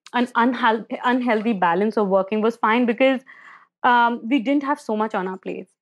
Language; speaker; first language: English; non-native, local second language; Hindi